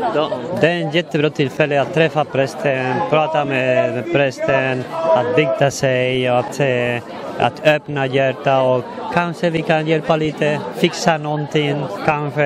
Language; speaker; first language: Swedish; non-native, fluent; Spanish